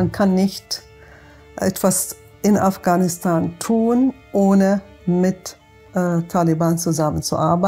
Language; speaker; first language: German; non-native, fluent; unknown